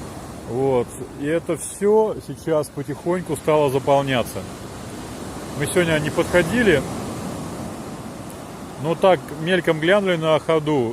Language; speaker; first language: Russian; native; Russian